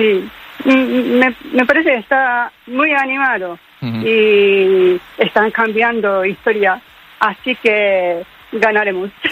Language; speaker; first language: Spanish; non-native, learner; Japanese